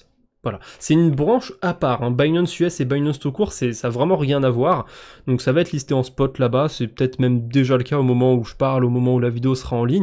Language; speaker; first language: French; native; French